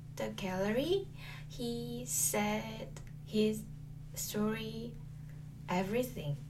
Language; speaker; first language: English; non-native, learner; Korean